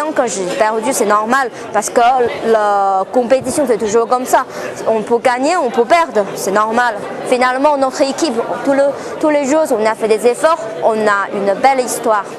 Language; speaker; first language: French; non-native, learner; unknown